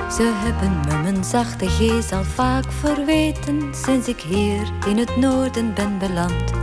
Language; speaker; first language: Dutch; native; Dutch